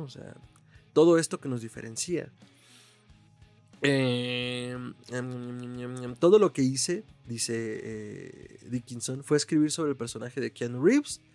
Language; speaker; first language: Spanish; native; Spanish